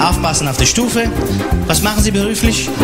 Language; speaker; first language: German; non-native, fluent; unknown